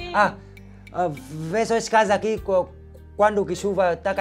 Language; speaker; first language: Portuguese; non-native, learner; Vietnamese